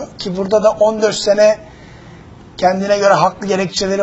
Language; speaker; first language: Turkish; native; Turkish